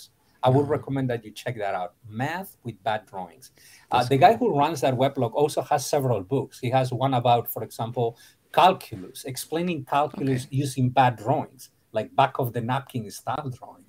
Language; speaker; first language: English; non-native, fluent; Spanish